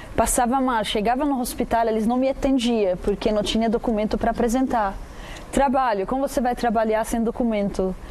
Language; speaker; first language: Portuguese; non-native, fluent; Arabic